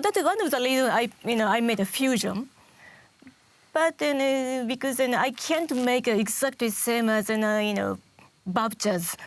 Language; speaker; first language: English; non-native, learner; Japanese